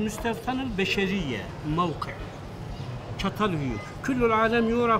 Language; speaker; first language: Arabic; non-native, fluent; Turkish